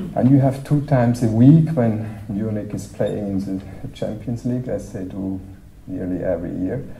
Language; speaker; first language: English; non-native, fluent; German